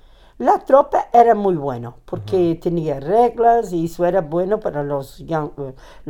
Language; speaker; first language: Spanish; non-native, fluent; Portuguese